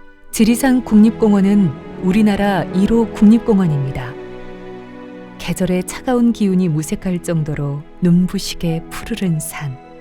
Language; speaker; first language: Korean; native; Korean